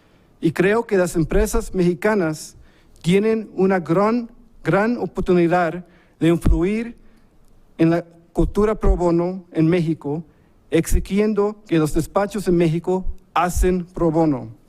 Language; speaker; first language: Spanish; early bilingual, heritage; English